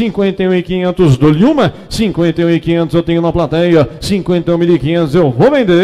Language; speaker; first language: Portuguese; native; Portuguese